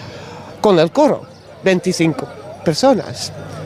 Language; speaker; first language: Spanish; non-native, learner; Dutch